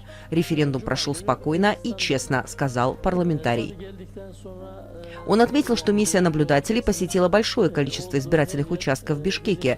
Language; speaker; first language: Russian; native; Russian